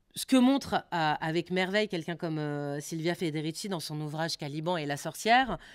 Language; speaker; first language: French; native; French